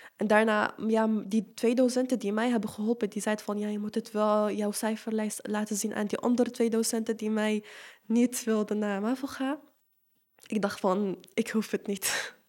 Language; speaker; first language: Dutch; non-native, fluent; Arabic